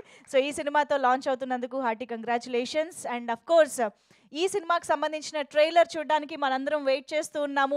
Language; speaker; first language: Telugu; native; Telugu